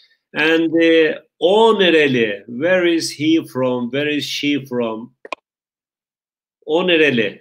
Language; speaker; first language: English; non-native, fluent; Turkish